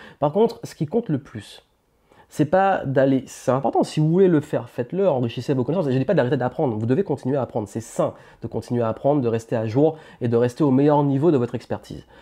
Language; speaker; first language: French; native; French